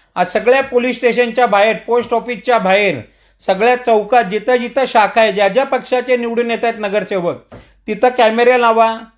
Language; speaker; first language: Marathi; non-native, local second language; Marwari